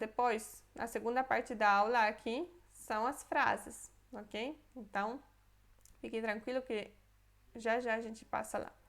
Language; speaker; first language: Portuguese; non-native, fluent; Polish